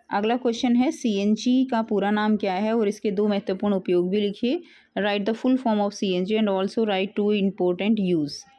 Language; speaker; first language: Hindi; native; Hindi